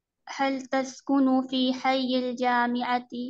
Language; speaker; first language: Arabic; non-native, learner; Urdu